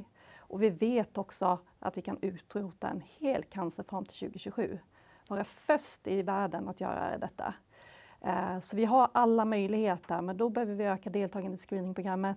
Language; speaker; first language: Swedish; native; Swedish